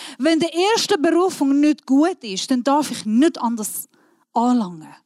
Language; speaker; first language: German; non-native, fluent; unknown